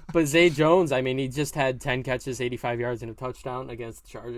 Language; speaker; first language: English; native; English